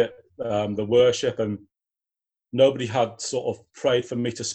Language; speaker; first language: English; native; English